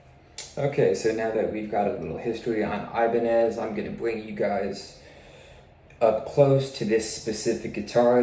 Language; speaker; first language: English; native; English